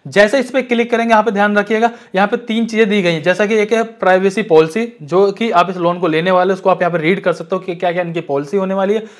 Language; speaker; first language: Hindi; native; Hindi